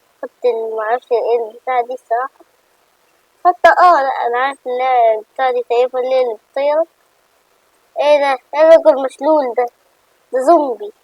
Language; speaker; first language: Arabic; native; Arabic